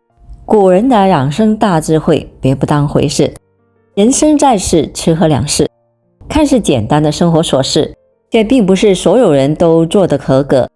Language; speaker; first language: Chinese; native; Chinese